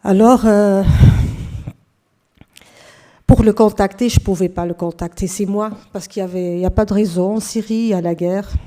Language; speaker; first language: French; non-native, fluent; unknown